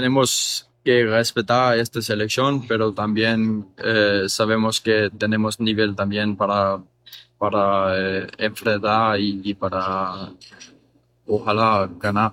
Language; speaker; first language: Spanish; early bilingual, heritage; English